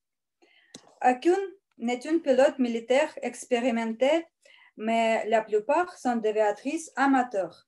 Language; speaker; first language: French; non-native, learner; Russian